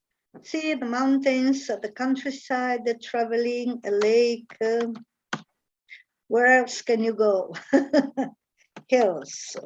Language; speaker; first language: English; non-native, fluent; Italian